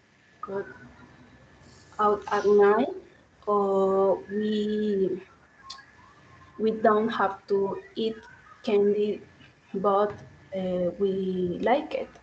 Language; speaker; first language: English; non-native, learner; Spanish